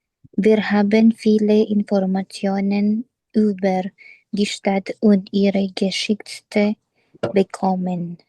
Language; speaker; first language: German; non-native, learner; Filipino